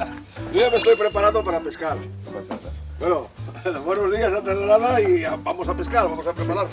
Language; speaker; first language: Spanish; native; Spanish